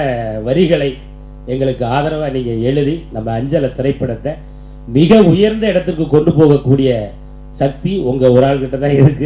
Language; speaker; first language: Tamil; native; Tamil